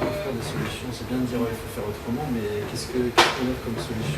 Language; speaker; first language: French; native; French